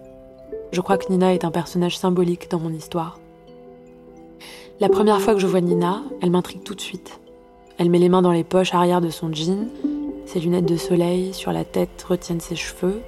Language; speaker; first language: French; early bilingual, other home language; Arabic